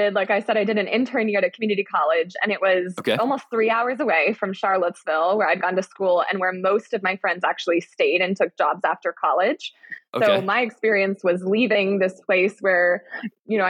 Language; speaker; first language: English; native; English